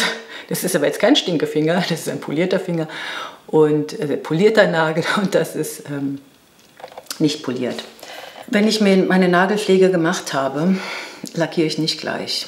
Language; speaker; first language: German; native; German